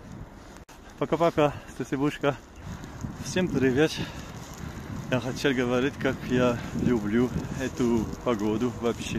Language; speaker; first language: Russian; non-native, learner; French